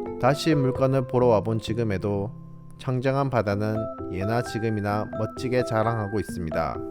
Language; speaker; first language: Korean; native; Korean